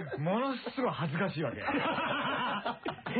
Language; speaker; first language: Japanese; native; Japanese